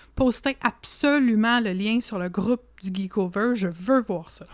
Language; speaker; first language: French; native; French